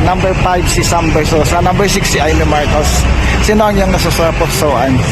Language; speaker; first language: Filipino; native; Filipino